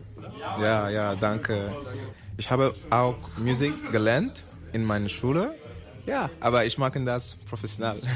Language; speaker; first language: German; non-native, learner; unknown